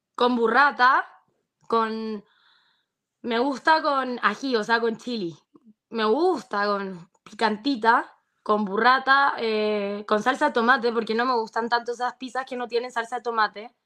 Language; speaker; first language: Spanish; native; Spanish